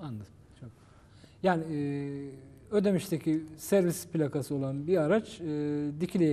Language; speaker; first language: Turkish; native; Turkish